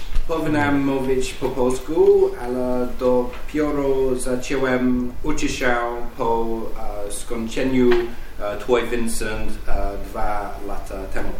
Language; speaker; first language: Polish; non-native, learner; English